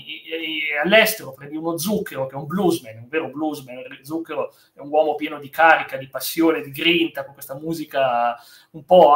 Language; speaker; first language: Italian; native; Italian